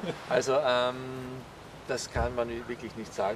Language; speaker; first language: German; native; German